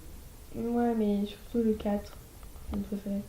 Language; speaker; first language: French; native; French